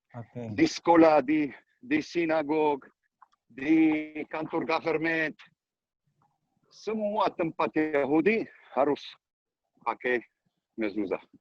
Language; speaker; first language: Indonesian; non-native, learner; Hebrew